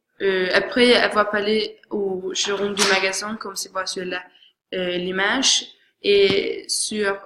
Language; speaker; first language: French; non-native, learner; Swedish